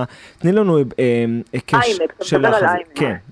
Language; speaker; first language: Hebrew; native; Hebrew